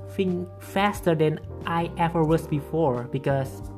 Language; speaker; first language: English; non-native, fluent; Indonesian